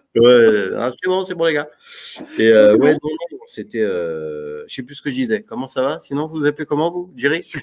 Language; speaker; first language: French; native; French